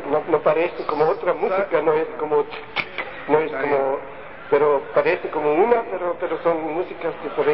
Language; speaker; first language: Spanish; non-native, learner; German